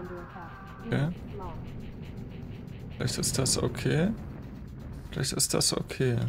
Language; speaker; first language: German; native; German